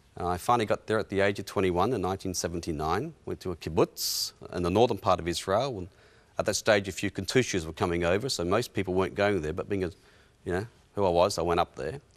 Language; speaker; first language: English; native; English